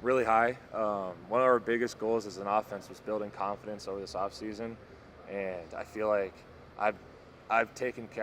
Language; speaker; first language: English; native; English